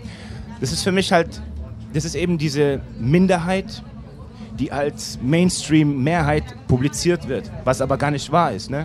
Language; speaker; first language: German; native; German